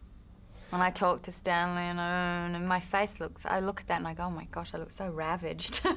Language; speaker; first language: English; native; English